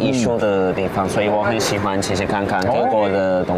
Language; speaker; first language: Chinese; non-native, fluent; Turkish